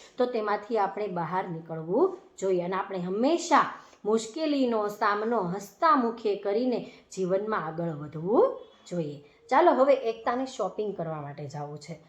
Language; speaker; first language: Gujarati; native; Gujarati